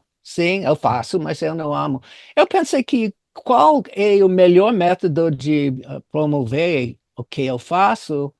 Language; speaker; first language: Portuguese; non-native, fluent; English